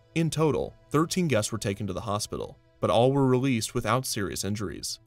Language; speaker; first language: English; native; English